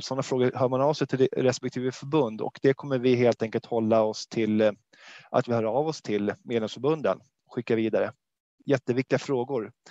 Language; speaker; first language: Swedish; native; Swedish